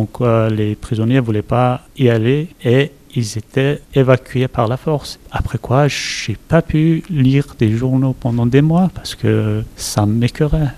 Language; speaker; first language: French; non-native, fluent; Turkish